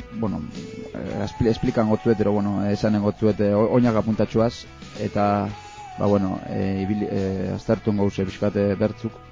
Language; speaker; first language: Basque; native; Basque